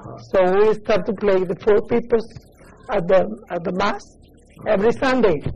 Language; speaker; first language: English; non-native, learner; Spanish